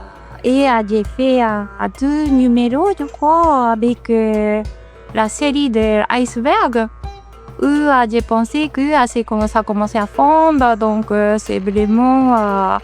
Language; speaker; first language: French; non-native, fluent; Japanese